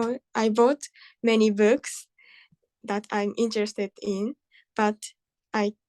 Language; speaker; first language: English; non-native, learner; Japanese